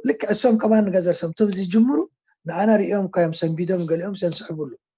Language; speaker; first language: Tigrinya; non-native, local second language; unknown